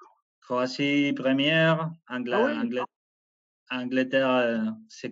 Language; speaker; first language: French; non-native, fluent; Spanish